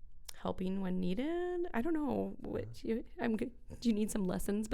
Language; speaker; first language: English; native; English